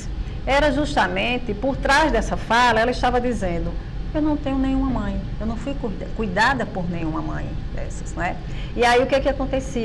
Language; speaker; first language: Portuguese; native; Portuguese